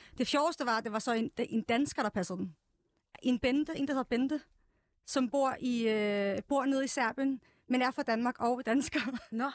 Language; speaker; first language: Danish; early bilingual, other home language; Serbian